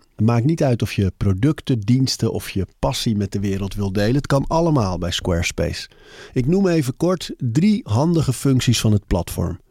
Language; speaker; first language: Dutch; native; Dutch